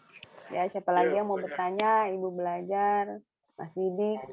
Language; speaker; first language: Indonesian; native; Indonesian